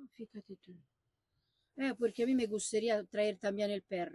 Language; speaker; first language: Spanish; non-native, learner; Italian